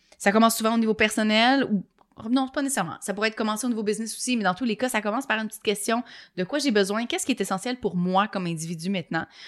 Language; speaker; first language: French; native; French